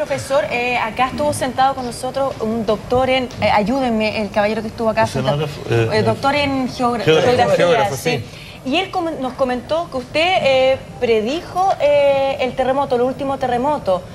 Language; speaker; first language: Spanish; native; Spanish